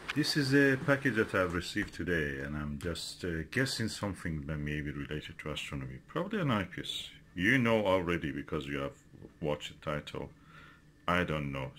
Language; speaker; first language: English; non-native, fluent; Persian